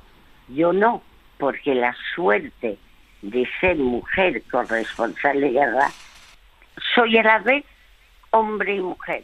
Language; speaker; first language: Spanish; early bilingual, other home language; French